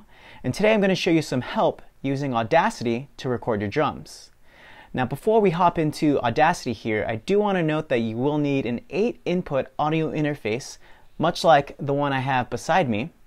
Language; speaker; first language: English; native; English